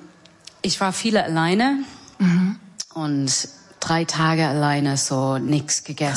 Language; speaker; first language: German; non-native, learner; English